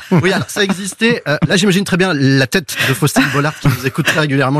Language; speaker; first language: French; native; French